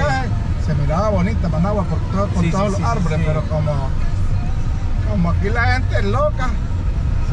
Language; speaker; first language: Spanish; native; Spanish